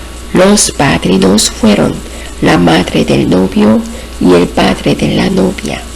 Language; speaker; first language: Spanish; non-native, fluent; Korean